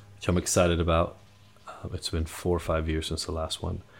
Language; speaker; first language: English; non-native, fluent; Hebrew